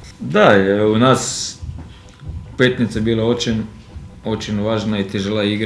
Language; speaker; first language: Russian; non-native, learner; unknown